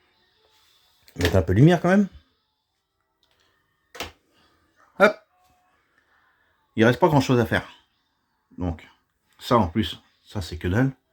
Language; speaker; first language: French; native; French